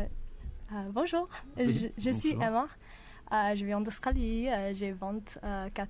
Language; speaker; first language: French; non-native, learner; English